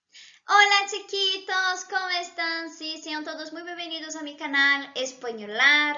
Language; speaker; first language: Spanish; non-native, fluent; Portuguese